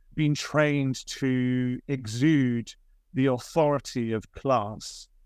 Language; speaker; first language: English; native; English